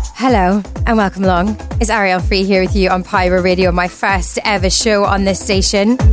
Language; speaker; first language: English; native; English